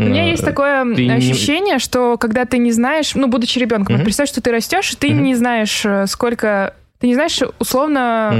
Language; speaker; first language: Russian; native; Russian